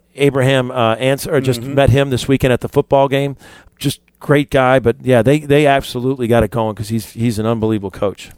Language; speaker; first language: English; native; English